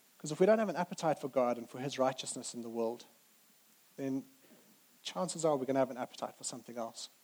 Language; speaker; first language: English; native; English